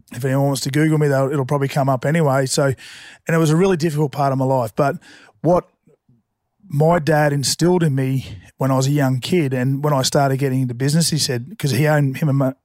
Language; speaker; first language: English; native; English